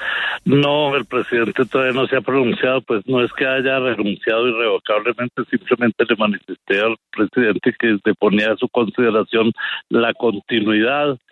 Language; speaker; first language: Spanish; native; Spanish